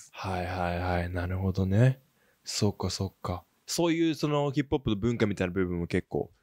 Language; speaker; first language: Japanese; native; Japanese